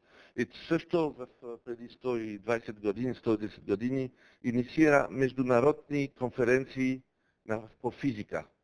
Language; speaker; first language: Bulgarian; non-native, learner; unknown